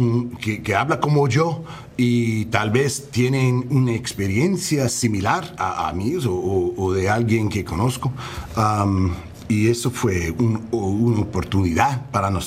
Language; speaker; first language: Spanish; non-native, learner; English